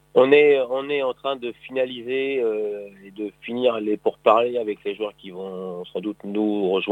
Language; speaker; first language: French; native; French